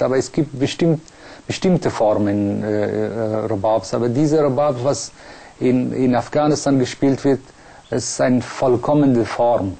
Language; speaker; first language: German; non-native, fluent; Persian